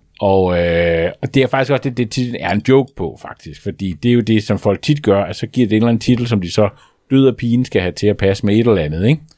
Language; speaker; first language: Danish; native; Danish